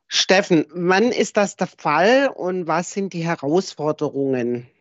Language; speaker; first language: German; non-native, fluent; English